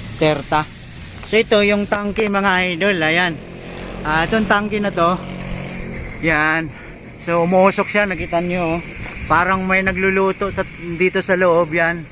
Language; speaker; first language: Filipino; non-native, local second language; Cebuano